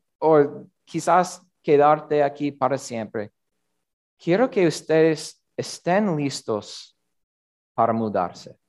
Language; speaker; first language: Spanish; non-native, learner; English